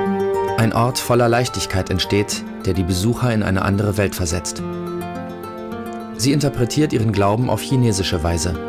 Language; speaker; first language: German; native; German